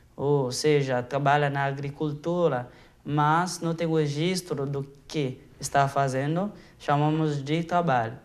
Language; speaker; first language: Portuguese; non-native, fluent; Haitian Creole